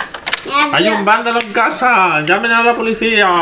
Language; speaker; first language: Spanish; native; Spanish